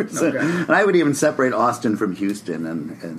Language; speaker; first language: English; native; English